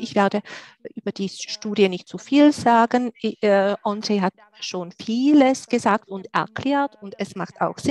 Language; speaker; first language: German; non-native, fluent; Czech